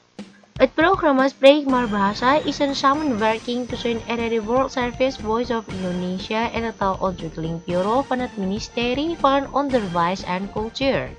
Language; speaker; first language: Dutch; non-native, fluent; Indonesian